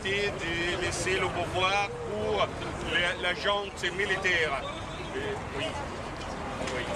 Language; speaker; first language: French; non-native, fluent; Arabic